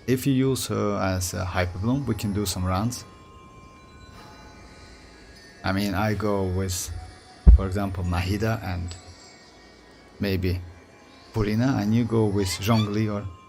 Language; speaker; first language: English; non-native, fluent; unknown